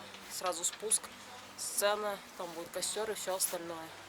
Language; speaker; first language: Russian; native; Russian